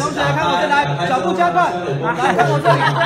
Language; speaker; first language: Chinese; native; Chinese